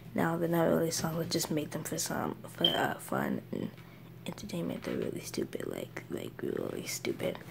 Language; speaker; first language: English; native; English